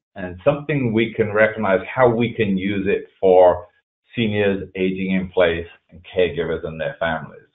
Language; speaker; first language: English; native; English